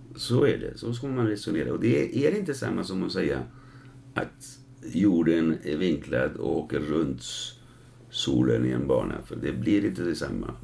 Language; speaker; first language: Swedish; non-native, fluent; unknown